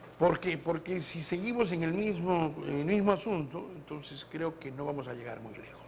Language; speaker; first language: Spanish; native; Spanish